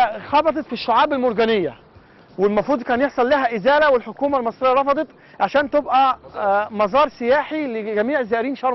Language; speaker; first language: Arabic; native; Arabic